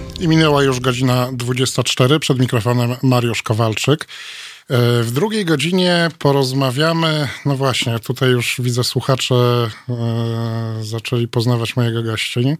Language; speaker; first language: Polish; native; Polish